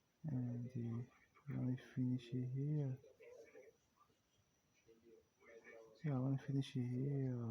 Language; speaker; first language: English; non-native, learner; Portuguese